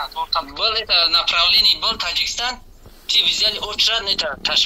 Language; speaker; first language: Russian; non-native, learner; Tajik